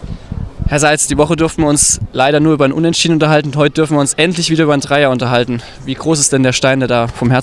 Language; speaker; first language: German; native; German